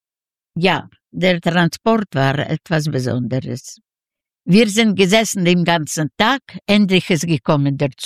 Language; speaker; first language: German; non-native, fluent; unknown